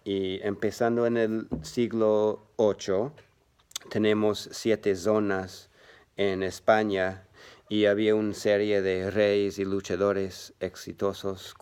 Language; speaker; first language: Spanish; non-native, learner; English